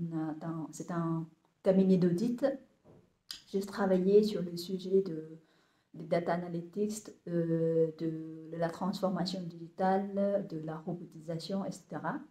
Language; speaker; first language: French; non-native, fluent; Vietnamese